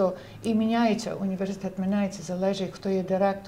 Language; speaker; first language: Ukrainian; early bilingual, heritage; Ukrainian